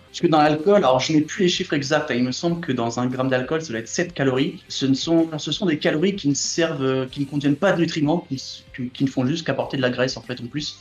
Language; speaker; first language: French; native; French